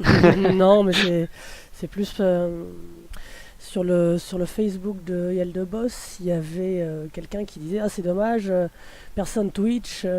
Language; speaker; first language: French; native; French